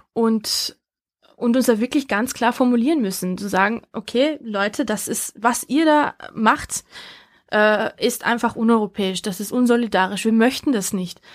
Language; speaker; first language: German; early bilingual, other home language; Georgian